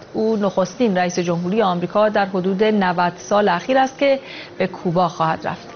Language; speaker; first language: Persian; native; Persian